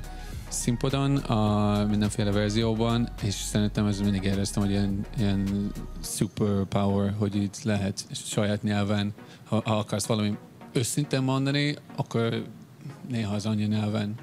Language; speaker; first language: Hungarian; non-native, fluent; English